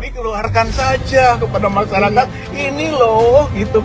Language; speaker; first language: Indonesian; native; Indonesian